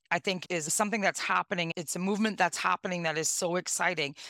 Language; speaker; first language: English; native; English